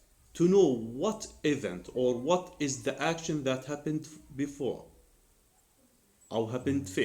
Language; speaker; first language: English; non-native, fluent; Arabic